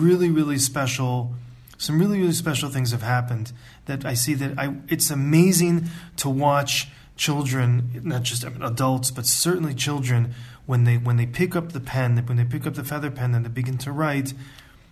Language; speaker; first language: English; native; English